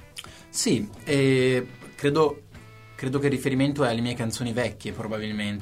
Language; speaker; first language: Italian; native; Italian